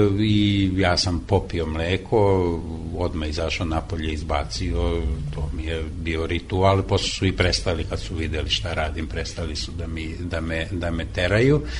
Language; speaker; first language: Serbian; non-native, local second language; Hungarian